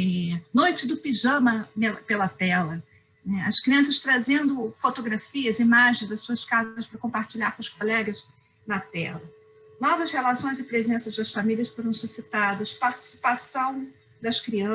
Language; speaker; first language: Portuguese; native; Portuguese